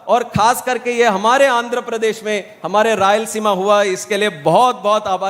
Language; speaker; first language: Hindi; non-native, local second language; Telugu